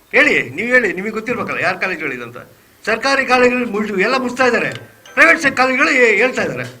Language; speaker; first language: Kannada; non-native, local second language; Urdu